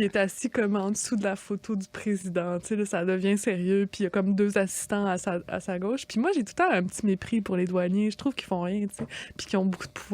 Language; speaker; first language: French; native; French